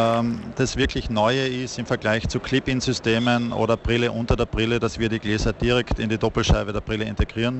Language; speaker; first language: German; native; German